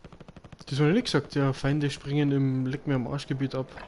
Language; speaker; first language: German; native; German